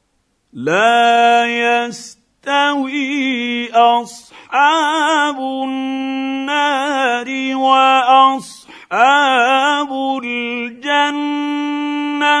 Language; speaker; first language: Arabic; native; Arabic